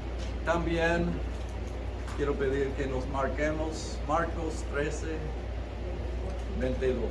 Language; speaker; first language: Spanish; early bilingual, heritage; Spanish